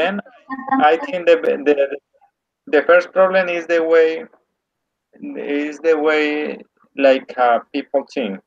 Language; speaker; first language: English; non-native, learner; Spanish